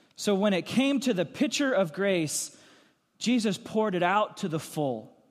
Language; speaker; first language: English; native; English